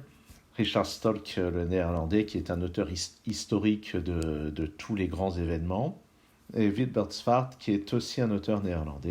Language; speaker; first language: French; native; French